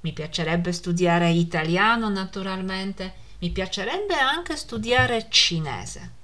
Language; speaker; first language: Italian; non-native, fluent; Polish